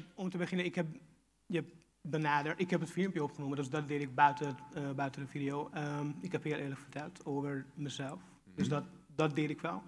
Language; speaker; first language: Dutch; non-native, fluent; Hungarian